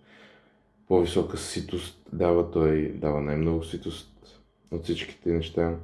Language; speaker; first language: Bulgarian; native; Bulgarian